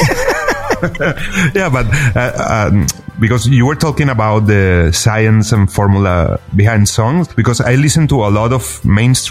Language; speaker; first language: English; non-native, fluent; Spanish